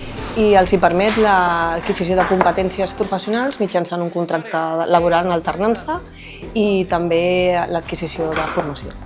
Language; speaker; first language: Catalan; native; Catalan